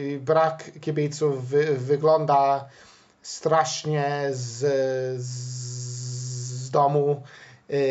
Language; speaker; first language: Polish; non-native, fluent; English